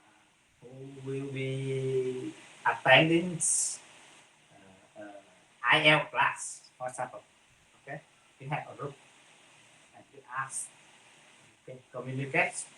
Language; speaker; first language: English; non-native, fluent; Vietnamese